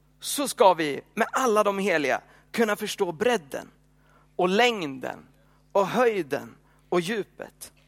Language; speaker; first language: Swedish; native; Swedish